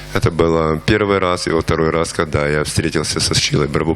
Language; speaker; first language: Russian; native; Russian